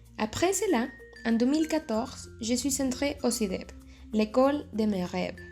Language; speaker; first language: French; non-native, learner; Spanish